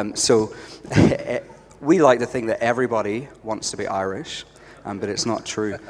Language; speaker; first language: English; native; English